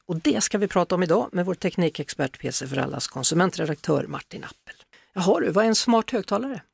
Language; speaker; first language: Swedish; native; Swedish